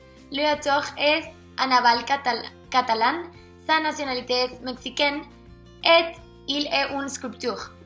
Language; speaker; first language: French; non-native, learner; Spanish